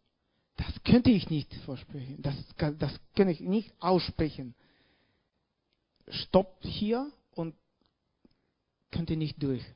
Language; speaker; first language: German; non-native, learner; Russian